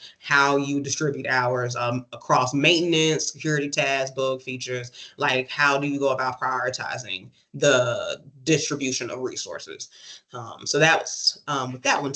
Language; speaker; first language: English; native; English